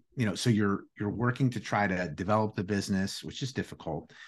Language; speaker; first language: English; early bilingual, other home language; Greek